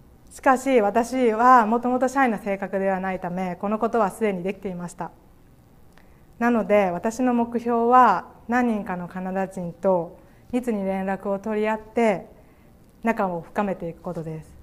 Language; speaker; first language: Japanese; native; Japanese